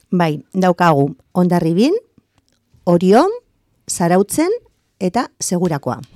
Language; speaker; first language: Basque; non-native, local second language; Spanish